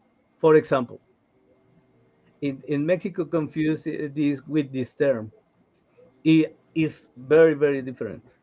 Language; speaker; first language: English; non-native, learner; Spanish